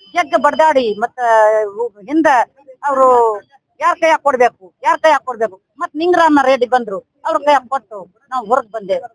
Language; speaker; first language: Kannada; non-native, local second language; Lambadi